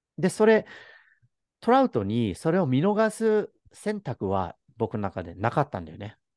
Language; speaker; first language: Japanese; native; Japanese